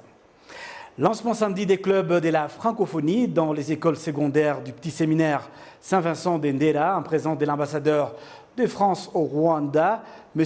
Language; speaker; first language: French; non-native, local second language; Kinyarwanda